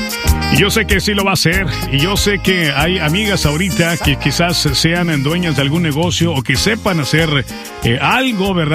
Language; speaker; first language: Spanish; native; Spanish